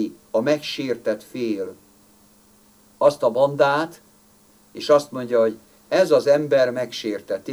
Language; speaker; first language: Hungarian; native; Hungarian